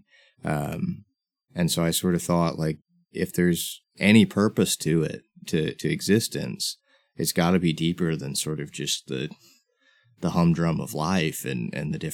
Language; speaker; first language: English; native; English